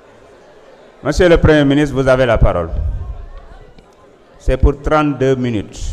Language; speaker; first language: French; non-native, local second language; Wolof